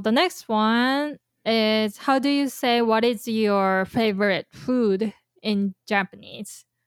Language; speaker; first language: English; non-native, fluent; Japanese